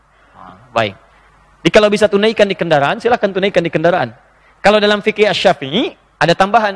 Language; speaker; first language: Indonesian; native; Indonesian